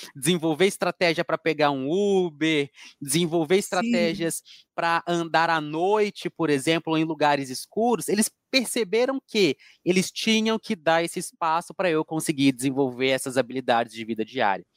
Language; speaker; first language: Portuguese; native; Portuguese